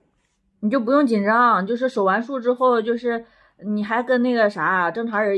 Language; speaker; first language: Chinese; native; Chinese